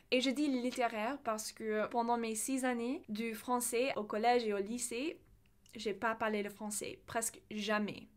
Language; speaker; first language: French; non-native, fluent; English